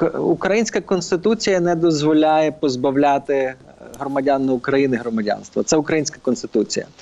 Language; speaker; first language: Ukrainian; early bilingual, heritage; Ukrainian